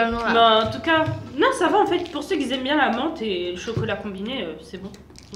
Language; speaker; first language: French; native; French